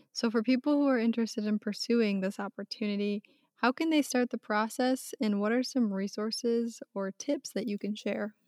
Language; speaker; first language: English; native; English